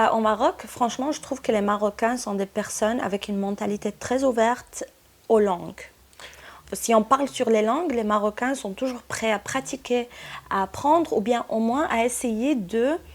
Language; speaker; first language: French; non-native, local second language; Arabic